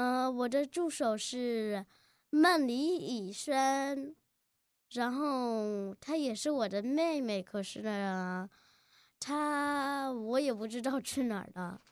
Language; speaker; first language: Chinese; early bilingual, heritage; Chinese